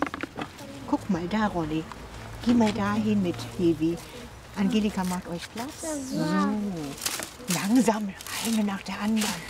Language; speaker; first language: German; native; German